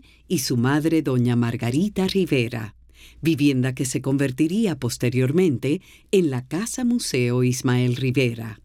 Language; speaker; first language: Spanish; native; Spanish